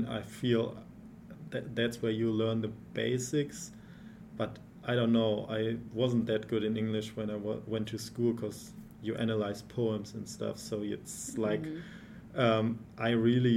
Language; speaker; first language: English; non-native, fluent; German